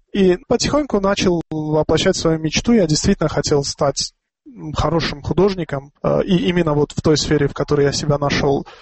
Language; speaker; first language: Russian; non-native, local second language; Tajik